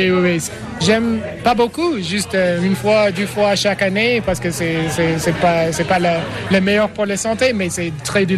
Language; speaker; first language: French; non-native, learner; English